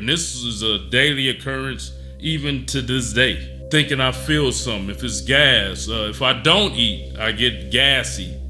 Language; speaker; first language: English; native; English